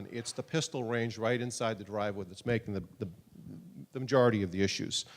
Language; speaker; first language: English; native; English